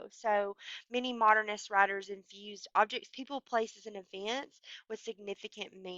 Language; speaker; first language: English; native; English